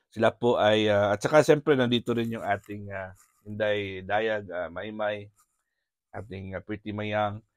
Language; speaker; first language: Filipino; non-native, local second language; Hiligaynon